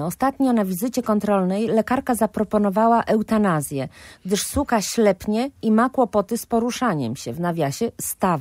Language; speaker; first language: Polish; native; Polish